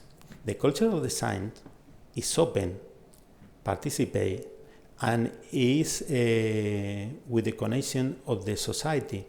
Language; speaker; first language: English; non-native, fluent; Spanish